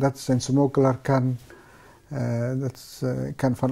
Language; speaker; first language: Dutch; non-native, fluent; Persian